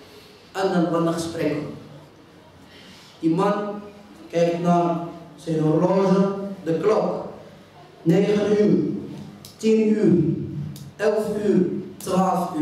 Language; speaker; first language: Dutch; non-native, fluent; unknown